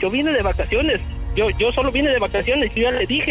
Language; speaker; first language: Spanish; native; Spanish